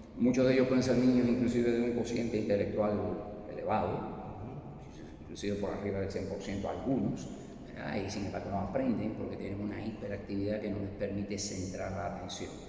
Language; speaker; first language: Spanish; native; Spanish